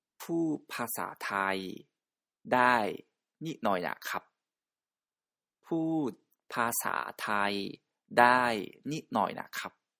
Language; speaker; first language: Japanese; native; Japanese